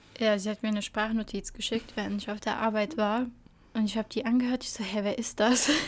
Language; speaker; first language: German; early bilingual, other home language; Albanian